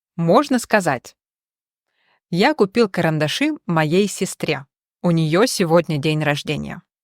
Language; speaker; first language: Russian; native; Russian